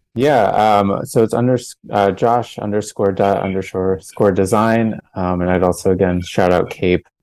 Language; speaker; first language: English; native; English